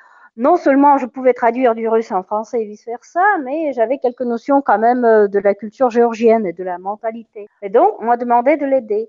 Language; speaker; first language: French; non-native, fluent; Russian